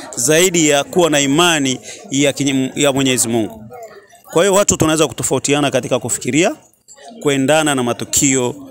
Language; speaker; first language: Swahili; native; Swahili